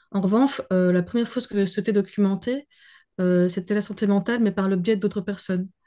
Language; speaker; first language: French; native; French